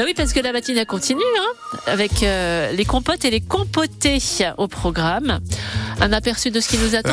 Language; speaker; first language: French; native; French